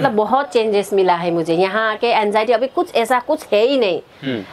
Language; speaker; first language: Hindi; non-native, local second language; Nepali